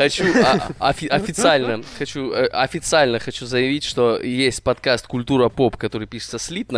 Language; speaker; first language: Russian; native; Russian